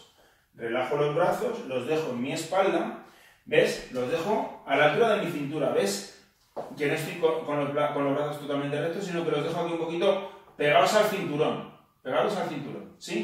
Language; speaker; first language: Spanish; native; Spanish